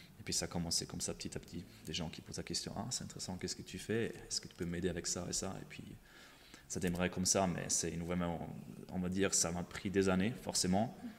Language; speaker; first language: French; non-native, fluent; German